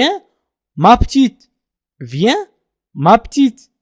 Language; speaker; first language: French; non-native, fluent; Arabic